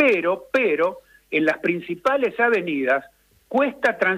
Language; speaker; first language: Spanish; native; Spanish